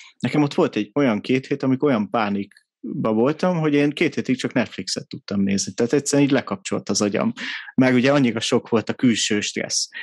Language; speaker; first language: Hungarian; native; Hungarian